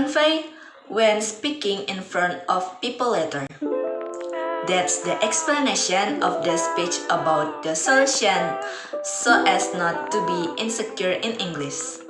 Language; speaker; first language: English; non-native, learner; Indonesian